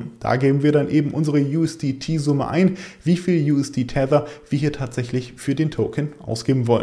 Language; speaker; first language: German; native; German